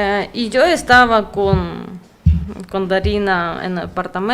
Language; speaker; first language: Spanish; non-native, learner; Russian